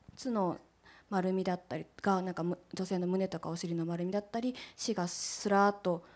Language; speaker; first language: Japanese; native; Japanese